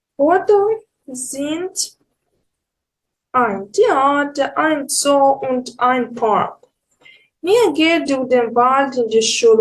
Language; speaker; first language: German; non-native, learner; Ukrainian